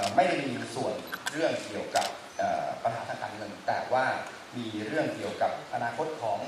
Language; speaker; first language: Thai; native; Thai